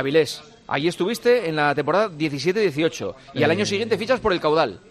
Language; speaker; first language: Spanish; native; Spanish